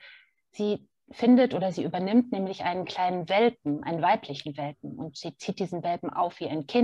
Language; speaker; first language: German; native; German